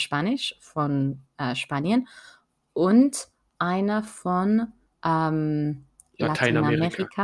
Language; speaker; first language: German; non-native, learner; French